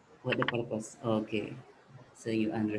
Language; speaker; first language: English; non-native, fluent; Indonesian